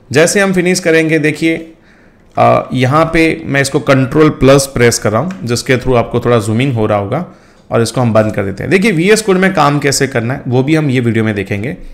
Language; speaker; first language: Hindi; non-native, local second language; Gujarati